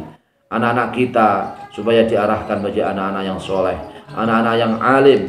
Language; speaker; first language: Indonesian; native; Indonesian